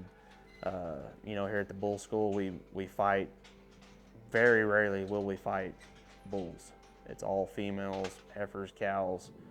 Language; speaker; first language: English; native; English